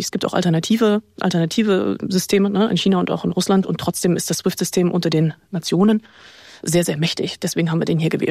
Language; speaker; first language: German; native; German